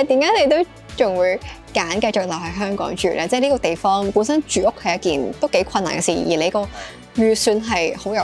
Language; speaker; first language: Cantonese; native; Cantonese